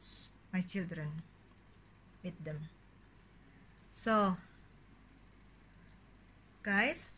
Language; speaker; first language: English; non-native, learner; Indonesian